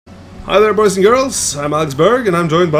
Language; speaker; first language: English; non-native, fluent; Norwegian